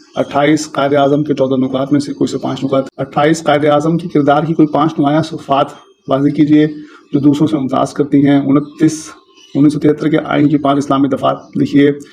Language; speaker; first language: Urdu; native; Urdu